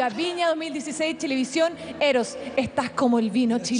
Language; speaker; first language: Spanish; native; Spanish